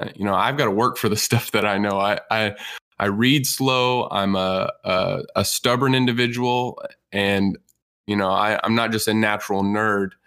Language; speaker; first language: English; native; English